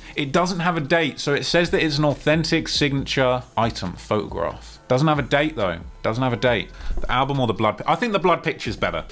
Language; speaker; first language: English; native; English